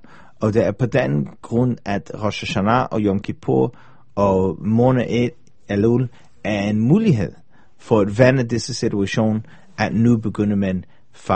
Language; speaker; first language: Danish; non-native, fluent; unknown